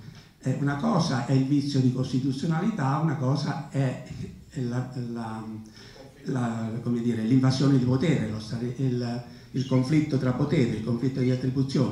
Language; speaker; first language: Italian; native; Italian